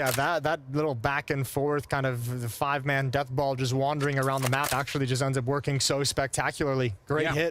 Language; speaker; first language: English; native; English